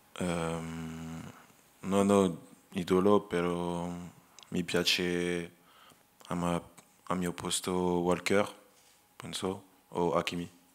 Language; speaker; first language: Italian; non-native, learner; French